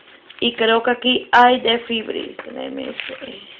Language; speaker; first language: Spanish; native; Spanish